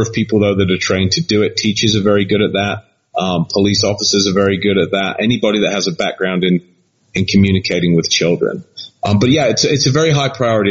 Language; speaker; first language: English; native; English